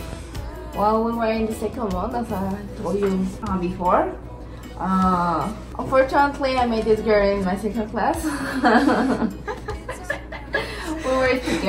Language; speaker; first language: English; non-native, learner; Spanish